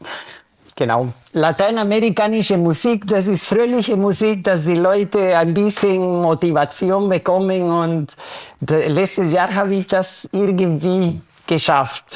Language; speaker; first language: German; non-native, fluent; Spanish